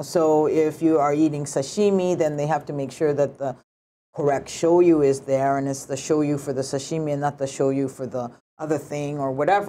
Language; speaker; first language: English; early bilingual, other home language; Japanese